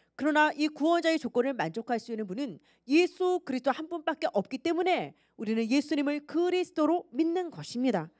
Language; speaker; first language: Korean; native; Korean